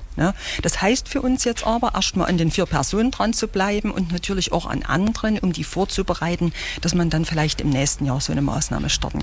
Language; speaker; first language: German; native; German